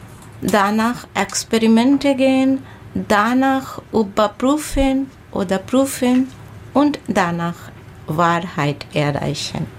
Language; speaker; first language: German; non-native, learner; Bangla